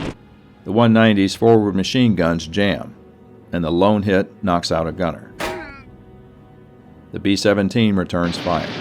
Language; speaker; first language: English; native; English